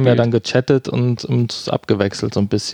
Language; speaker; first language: German; native; German